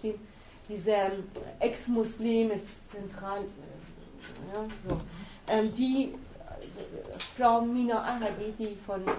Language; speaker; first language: German; non-native, fluent; Persian